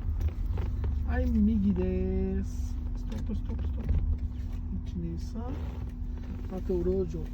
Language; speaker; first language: Japanese; non-native, learner; Mongolian